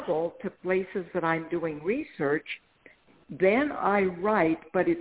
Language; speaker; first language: English; non-native, fluent; Spanish